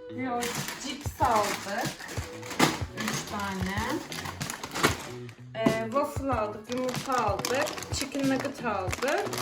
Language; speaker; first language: Turkish; native; Turkish